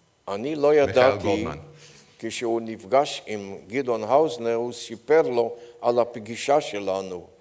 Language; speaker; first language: Hebrew; non-native, fluent; Polish